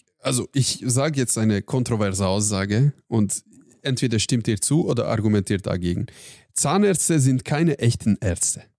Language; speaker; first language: German; non-native, fluent; Hungarian